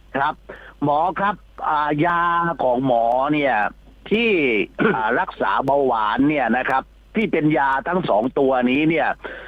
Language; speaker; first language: Thai; native; Thai